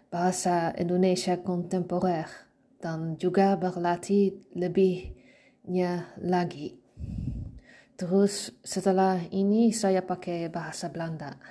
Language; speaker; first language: Indonesian; early bilingual, heritage; Indonesian